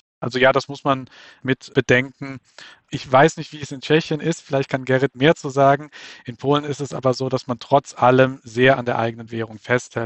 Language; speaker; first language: German; native; German